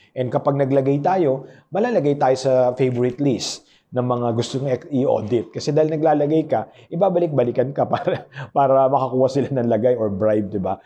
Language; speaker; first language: Filipino; non-native, local second language; Pampanga